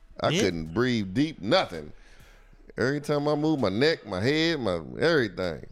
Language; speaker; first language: English; native; English